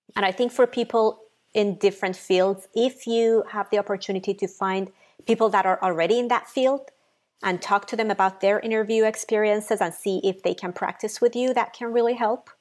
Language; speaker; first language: English; non-native, fluent; Persian